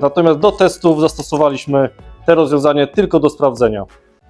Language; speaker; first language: Polish; native; Polish